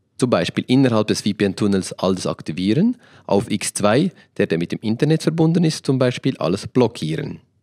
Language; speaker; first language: German; native; German